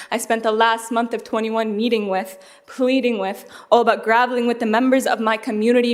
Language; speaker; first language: English; early bilingual, other home language; Arabic